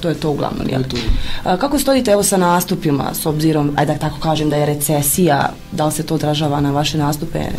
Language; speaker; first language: Croatian; native; Croatian